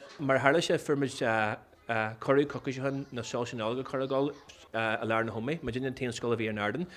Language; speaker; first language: Irish; non-native, local second language; English